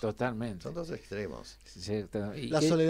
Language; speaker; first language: Spanish; native; Spanish